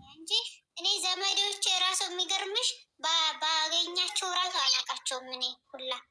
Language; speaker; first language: Amharic; native; Amharic